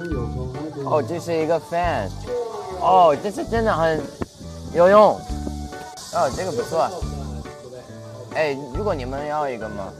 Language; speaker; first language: Chinese; non-native, learner; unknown